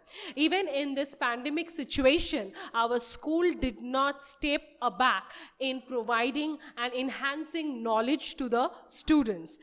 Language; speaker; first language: English; non-native, local second language; Bangla